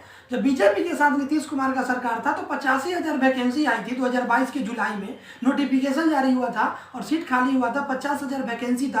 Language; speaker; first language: Hindi; native; Hindi